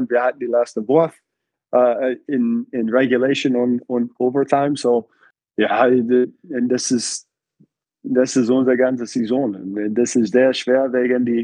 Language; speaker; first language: German; non-native, fluent; English